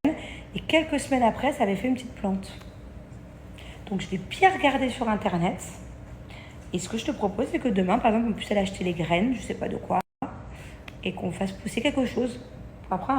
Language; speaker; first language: French; native; French